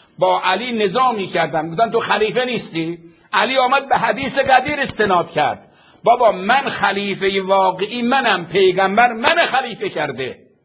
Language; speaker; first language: Persian; native; Persian